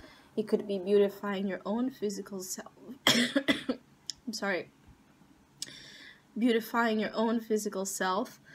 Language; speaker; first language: English; non-native, fluent; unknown